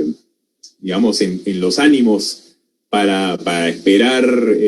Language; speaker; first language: Spanish; native; Spanish